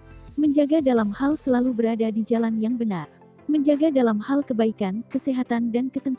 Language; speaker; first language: Indonesian; native; Indonesian